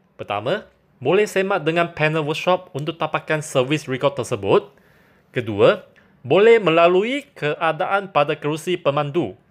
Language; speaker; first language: Malay; non-native, local second language; Chinese